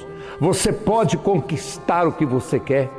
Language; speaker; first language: Portuguese; native; Portuguese